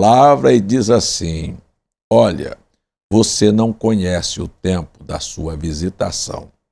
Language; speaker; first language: Portuguese; native; Portuguese